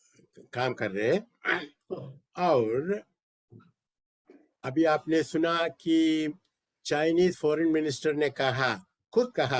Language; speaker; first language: Hindi; non-native, local second language; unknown